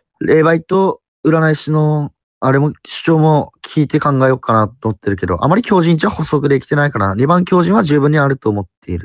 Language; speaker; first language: Japanese; native; Japanese